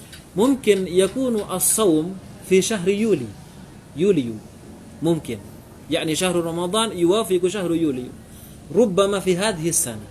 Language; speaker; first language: Arabic; non-native, fluent; Indonesian